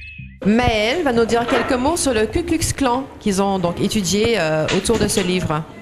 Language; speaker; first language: French; native; French